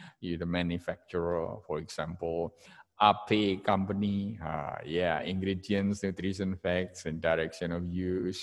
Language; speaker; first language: English; non-native, fluent; Indonesian